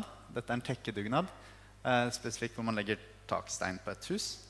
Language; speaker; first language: Norwegian; native; Norwegian